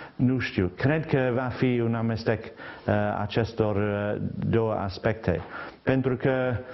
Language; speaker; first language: Romanian; non-native, fluent; English